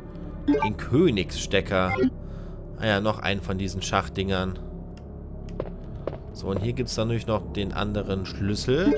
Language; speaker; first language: German; native; German